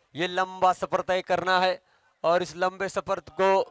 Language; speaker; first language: Hindi; non-native, local second language; Marathi